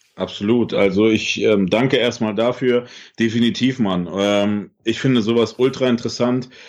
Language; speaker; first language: German; early bilingual, other home language; Russian